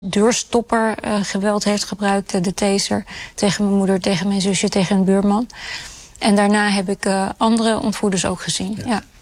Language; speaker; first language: Dutch; early bilingual, other home language; Urdu